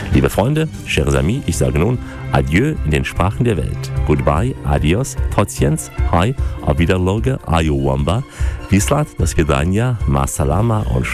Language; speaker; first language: German; native; German